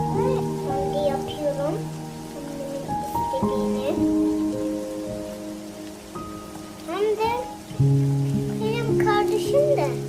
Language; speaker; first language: Turkish; early bilingual, heritage; Turkish